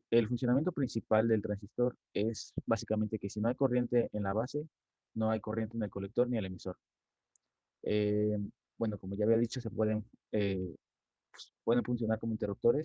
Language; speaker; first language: Spanish; native; Spanish